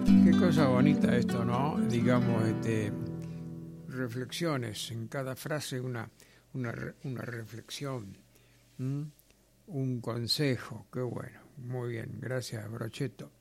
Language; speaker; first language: Spanish; native; Spanish